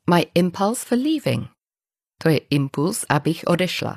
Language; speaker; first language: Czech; non-native, fluent; English